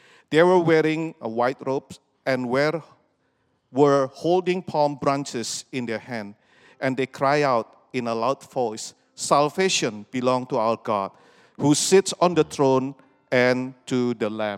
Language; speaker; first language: English; non-native, fluent; Indonesian